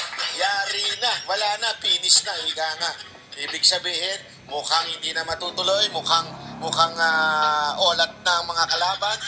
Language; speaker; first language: Filipino; non-native, local second language; Cebuano